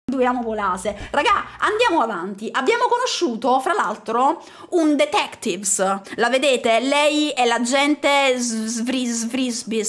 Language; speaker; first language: Italian; native; Italian